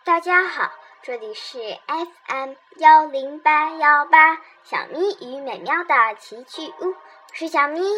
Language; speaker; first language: Chinese; native; Chinese